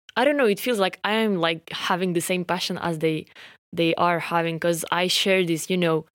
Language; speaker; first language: English; non-native, fluent; French